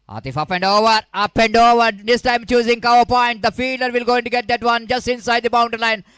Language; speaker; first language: English; non-native, local second language; Kannada